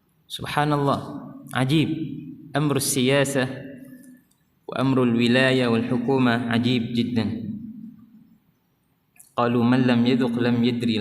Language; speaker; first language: Arabic; non-native, fluent; Malay